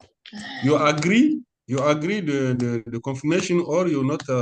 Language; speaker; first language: English; non-native, learner; French